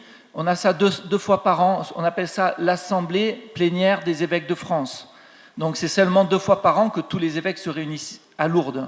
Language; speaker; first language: French; native; French